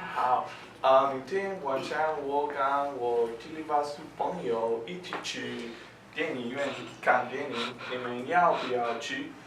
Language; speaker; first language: Chinese; non-native, learner; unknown